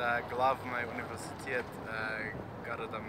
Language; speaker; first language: Russian; non-native, fluent; Dutch